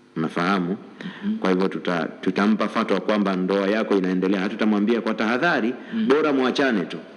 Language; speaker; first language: Swahili; native; Swahili